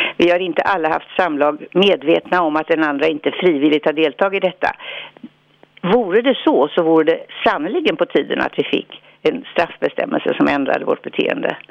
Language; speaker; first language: Swedish; native; Swedish